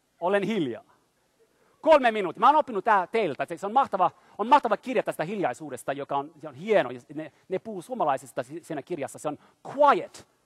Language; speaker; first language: Finnish; non-native, fluent; French